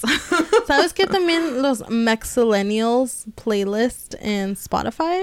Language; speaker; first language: Spanish; early bilingual, heritage; Spanish